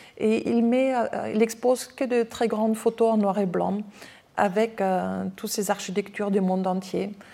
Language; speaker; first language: French; non-native, fluent; German